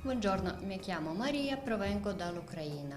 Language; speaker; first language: Italian; non-native, fluent; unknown